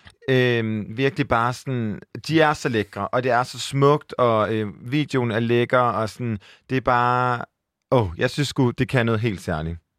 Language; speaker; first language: Danish; native; Danish